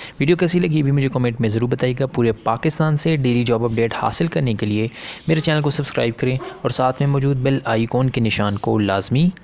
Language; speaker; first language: Urdu; native; Urdu